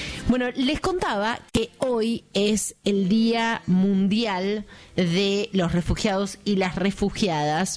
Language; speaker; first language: Spanish; native; Spanish